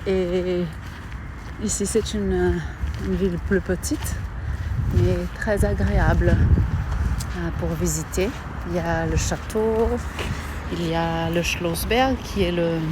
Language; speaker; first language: French; non-native, fluent; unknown